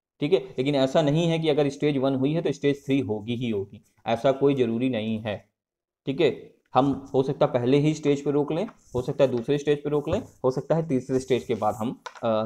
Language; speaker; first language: Hindi; native; Hindi